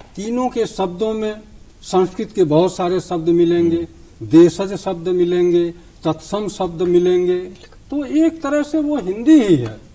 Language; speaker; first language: Hindi; native; Hindi